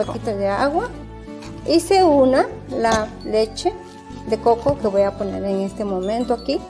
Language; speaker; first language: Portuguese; non-native, learner; Spanish